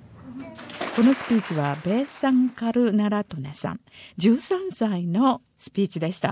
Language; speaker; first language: Japanese; native; Japanese